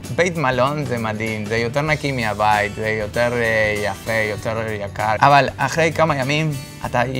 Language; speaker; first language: Hebrew; non-native, fluent; Spanish